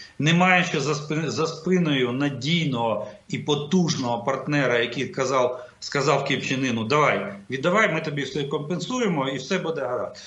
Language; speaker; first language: Ukrainian; non-native, local second language; Russian